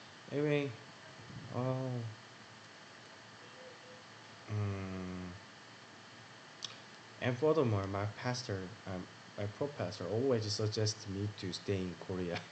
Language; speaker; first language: English; non-native, learner; Korean